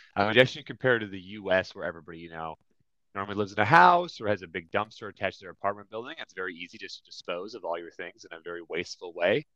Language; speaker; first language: English; native; English